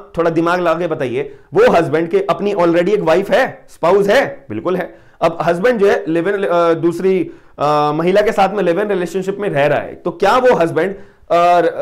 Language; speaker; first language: Hindi; native; Hindi